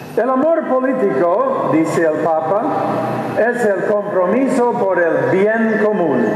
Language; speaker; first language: Spanish; non-native, fluent; English